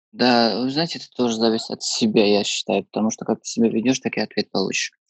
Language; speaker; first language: Russian; non-native, fluent; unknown